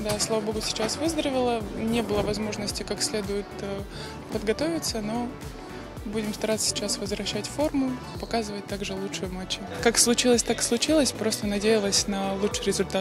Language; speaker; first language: Russian; native; Russian